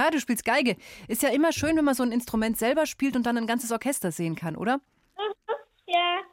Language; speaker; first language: German; native; German